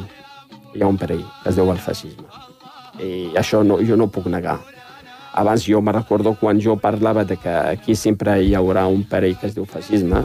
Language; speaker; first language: Catalan; non-native, fluent; Riffian